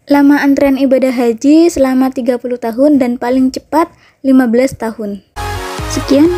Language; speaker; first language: Indonesian; native; Indonesian